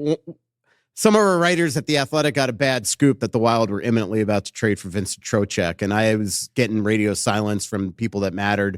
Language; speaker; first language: English; native; English